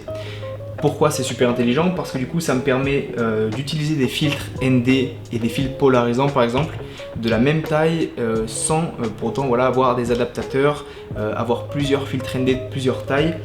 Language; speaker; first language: French; native; French